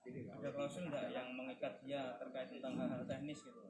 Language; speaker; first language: Indonesian; native; Indonesian